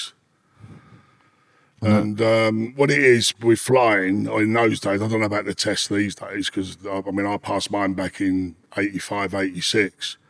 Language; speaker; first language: English; native; English